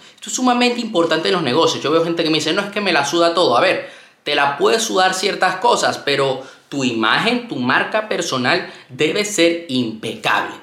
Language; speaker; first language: Spanish; native; Spanish